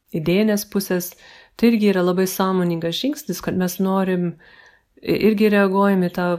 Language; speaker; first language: Lithuanian; early bilingual, heritage; English